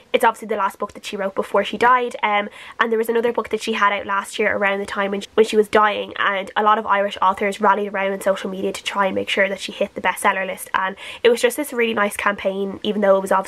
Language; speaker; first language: English; native; English